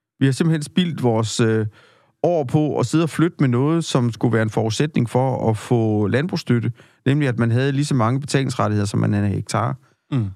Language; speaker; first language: Danish; native; Danish